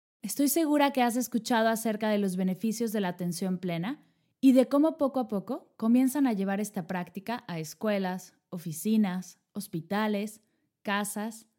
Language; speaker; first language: Spanish; native; Spanish